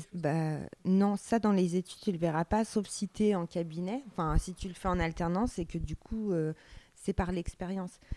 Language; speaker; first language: French; native; French